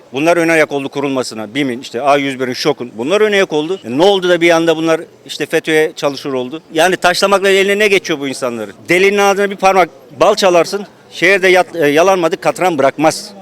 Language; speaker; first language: Turkish; native; Turkish